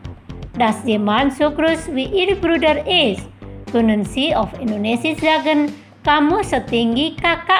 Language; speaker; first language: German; non-native, fluent; Indonesian